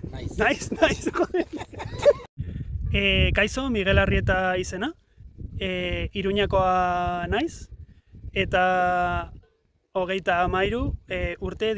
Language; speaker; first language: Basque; non-native, local second language; Spanish